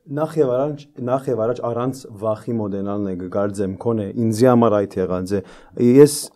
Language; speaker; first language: Armenian; early bilingual, heritage; Armenian